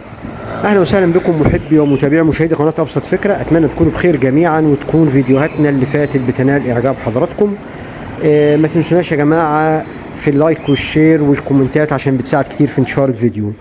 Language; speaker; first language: Arabic; native; Arabic